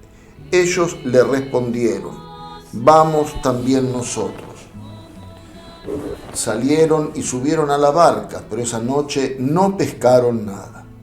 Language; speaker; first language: Spanish; native; Spanish